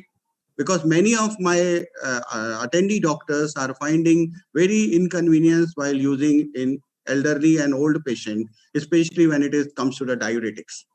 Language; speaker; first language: English; non-native, local second language; Hindi